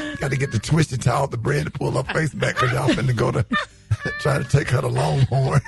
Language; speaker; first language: English; native; English